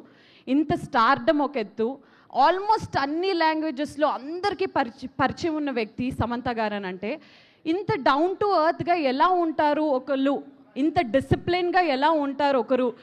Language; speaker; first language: Telugu; native; Telugu